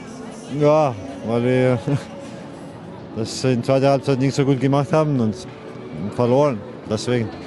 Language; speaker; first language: German; non-native, fluent; Icelandic